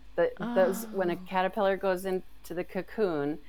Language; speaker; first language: English; native; English